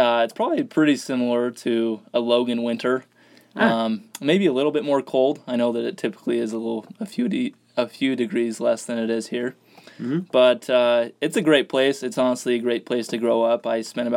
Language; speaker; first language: English; native; English